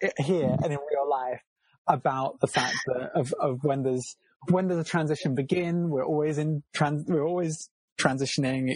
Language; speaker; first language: English; native; English